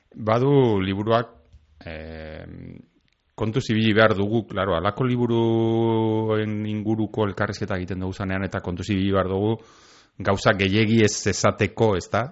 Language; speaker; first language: Basque; native; Basque